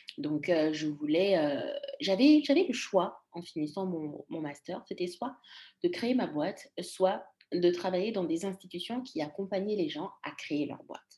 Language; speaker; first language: French; non-native, local second language; Lingala